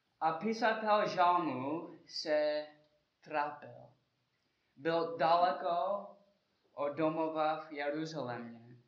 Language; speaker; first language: Czech; non-native, learner; English